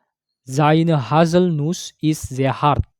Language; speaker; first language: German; non-native, fluent; Indonesian